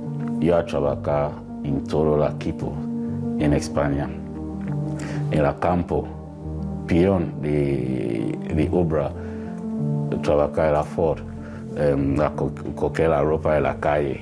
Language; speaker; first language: Spanish; non-native, learner; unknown